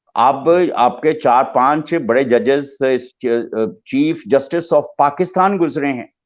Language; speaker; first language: Urdu; non-native, local second language; Punjabi